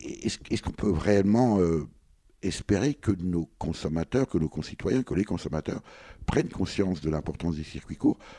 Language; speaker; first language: French; native; French